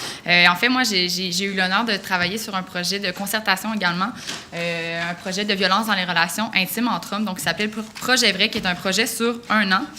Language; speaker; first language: French; native; French